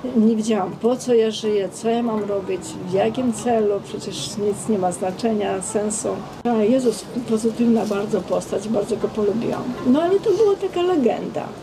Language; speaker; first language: Polish; non-native, fluent; Armenian